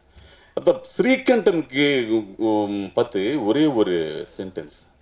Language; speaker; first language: Tamil; non-native, learner; Telugu